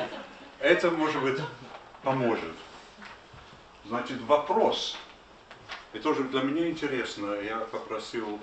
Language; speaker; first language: Russian; non-native, fluent; English